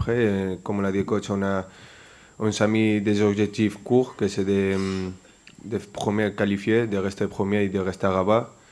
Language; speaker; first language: French; non-native, fluent; Spanish